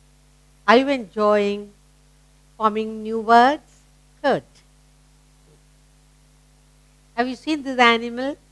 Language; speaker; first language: English; non-native, local second language; Tamil